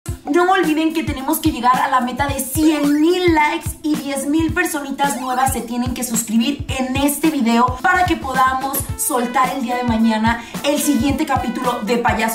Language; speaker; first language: Spanish; native; Spanish